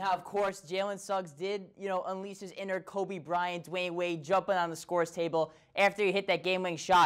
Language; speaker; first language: English; native; English